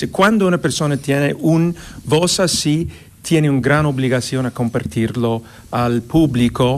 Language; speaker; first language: Spanish; non-native, learner; English